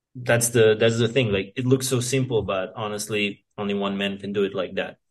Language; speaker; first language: English; non-native, fluent; Serbian